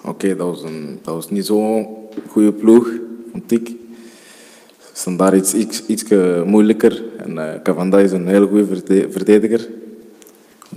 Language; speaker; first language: Dutch; early bilingual, other home language; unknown